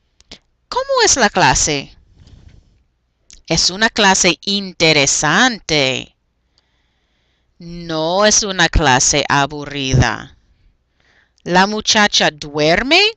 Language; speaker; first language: Spanish; non-native, fluent; English